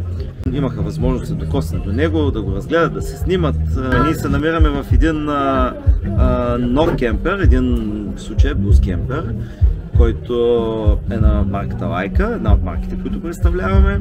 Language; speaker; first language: Bulgarian; native; Bulgarian